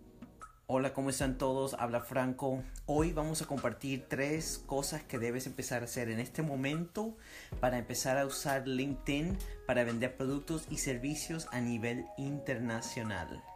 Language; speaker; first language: Spanish; early bilingual, heritage; Spanish